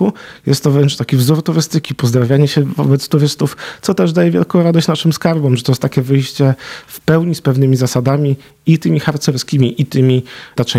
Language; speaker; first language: Polish; native; Polish